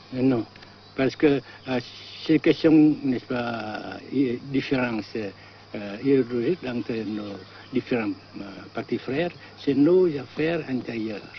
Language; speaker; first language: French; non-native, local second language; Vietnamese